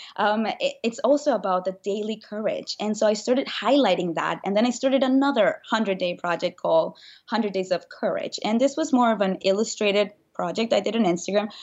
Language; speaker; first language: English; non-native, fluent; Spanish